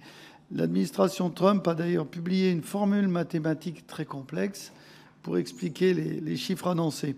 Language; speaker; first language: French; native; French